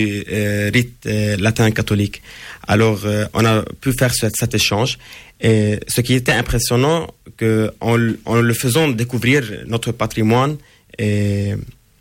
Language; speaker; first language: French; non-native, local second language; Arabic